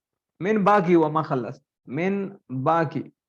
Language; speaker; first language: Arabic; non-native, learner; Urdu